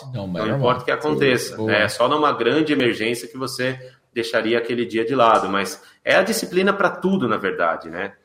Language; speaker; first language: Portuguese; native; Portuguese